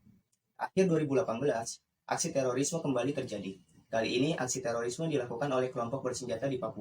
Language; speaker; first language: Indonesian; native; Indonesian